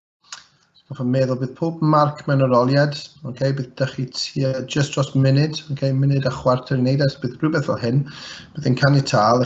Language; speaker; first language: Welsh; native; Welsh